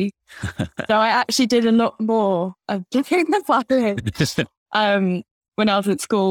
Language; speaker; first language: English; native; English